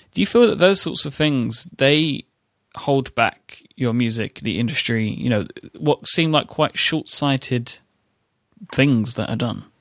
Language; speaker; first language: English; native; English